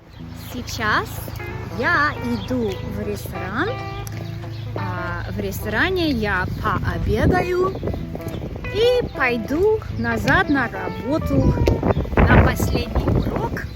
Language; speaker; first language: Russian; non-native, fluent; English